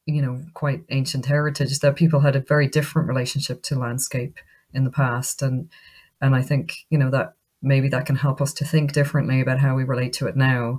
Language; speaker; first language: English; native; English